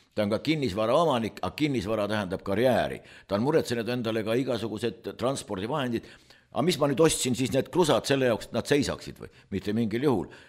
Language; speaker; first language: Estonian; native; Estonian